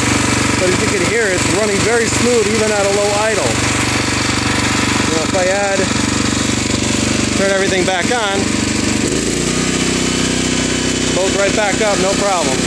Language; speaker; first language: English; native; English